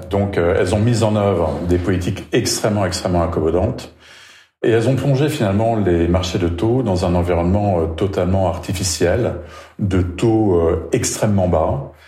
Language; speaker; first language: French; native; French